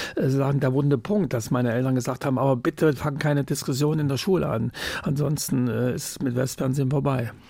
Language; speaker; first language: German; native; German